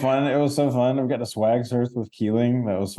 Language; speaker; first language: English; native; English